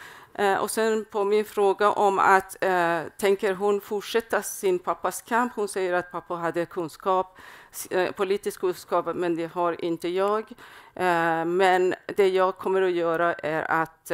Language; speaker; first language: Swedish; non-native, fluent; Persian